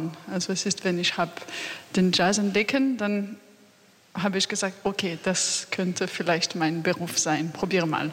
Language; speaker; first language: German; non-native, learner; French